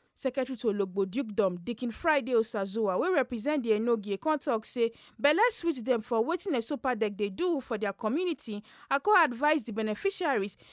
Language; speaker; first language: Nigerian Pidgin; native; Nigerian Pidgin